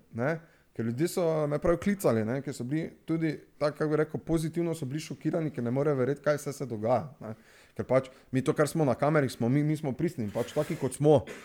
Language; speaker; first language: Slovenian; non-native, local second language; Serbian